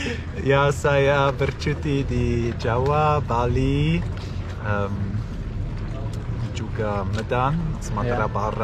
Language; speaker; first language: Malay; non-native, learner; German